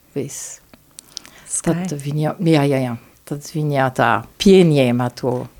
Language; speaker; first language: Latvian; non-native, fluent; French